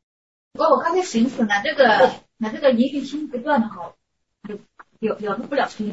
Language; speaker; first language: Chinese; native; Chinese